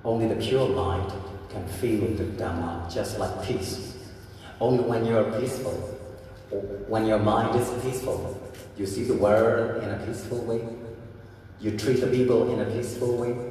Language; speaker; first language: English; non-native, fluent; Burmese